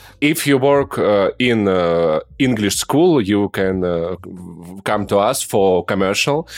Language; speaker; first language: English; non-native, learner; Russian